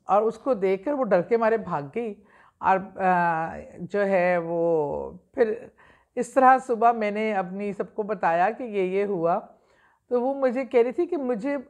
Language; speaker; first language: Urdu; native; Urdu